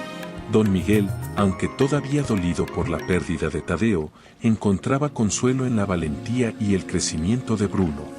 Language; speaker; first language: Spanish; native; Spanish